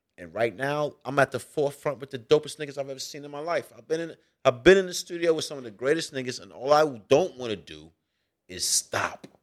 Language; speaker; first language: English; native; English